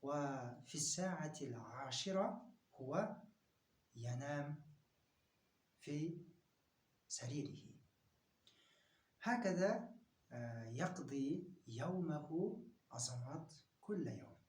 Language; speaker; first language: Arabic; non-native, fluent; Kyrgyz